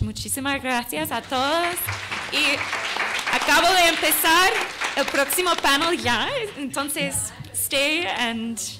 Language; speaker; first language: Spanish; non-native, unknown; English